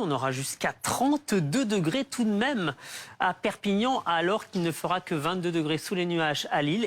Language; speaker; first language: French; native; French